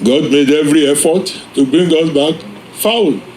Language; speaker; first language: English; non-native, local second language; Yoruba